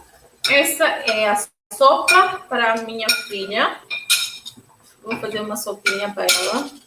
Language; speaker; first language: Portuguese; non-native, local second language; Tetum